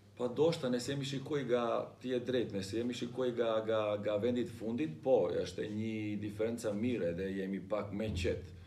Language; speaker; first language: Albanian; non-native, learner; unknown